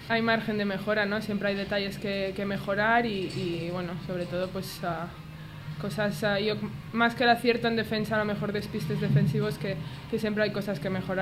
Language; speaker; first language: Spanish; native; Spanish